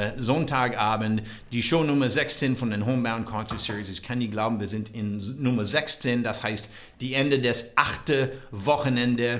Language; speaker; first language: German; non-native, learner; English